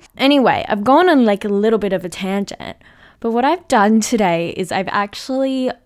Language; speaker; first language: English; native; English